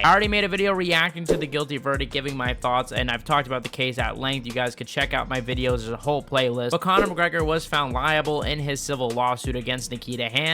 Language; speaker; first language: English; native; English